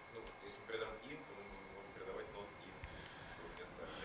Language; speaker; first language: Russian; native; Russian